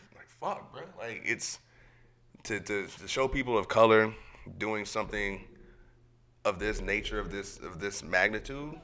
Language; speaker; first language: English; native; English